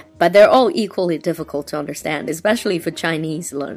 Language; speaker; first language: English; non-native, fluent; Chinese